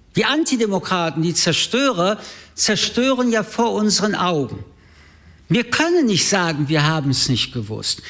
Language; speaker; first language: German; early bilingual, other home language; French